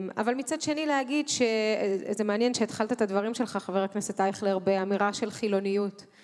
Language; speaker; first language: Hebrew; early bilingual, other home language; Russian